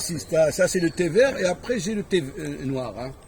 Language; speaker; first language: French; native; French